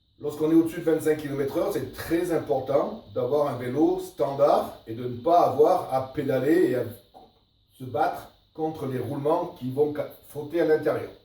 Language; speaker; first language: French; native; French